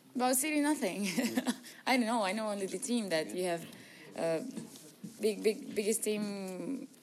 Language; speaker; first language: English; non-native, learner; Russian